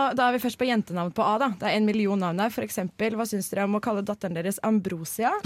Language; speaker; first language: Norwegian; native; Norwegian